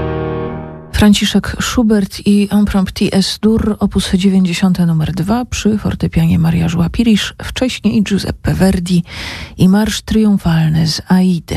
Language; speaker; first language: Polish; native; Polish